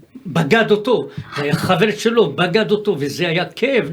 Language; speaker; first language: Hebrew; non-native, fluent; French